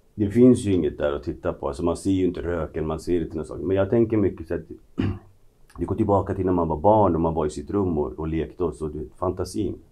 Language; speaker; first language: Swedish; early bilingual, other home language; Kurdish